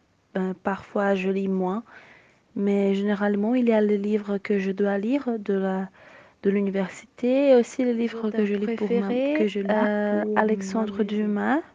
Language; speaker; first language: French; non-native, fluent; Portuguese